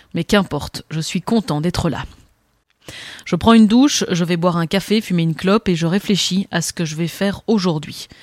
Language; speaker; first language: French; non-native, learner; Amharic